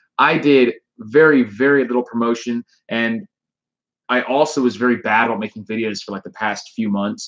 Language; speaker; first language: English; native; English